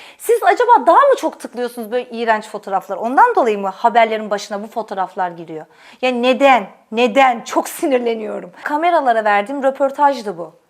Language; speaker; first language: Turkish; native; Turkish